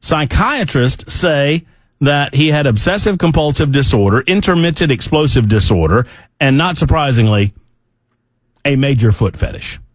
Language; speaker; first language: English; native; English